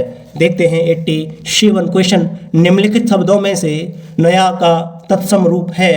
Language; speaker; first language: Hindi; native; Hindi